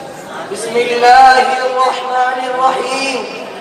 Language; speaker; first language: Arabic; non-native, learner; Urdu